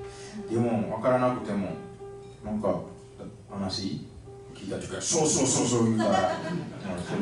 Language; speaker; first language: Japanese; non-native, fluent; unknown